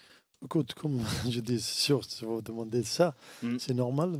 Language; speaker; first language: French; non-native, learner; Arabic